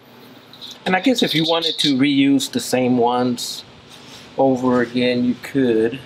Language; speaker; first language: English; native; English